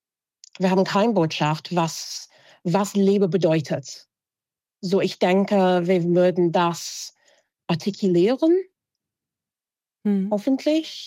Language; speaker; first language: German; non-native, fluent; English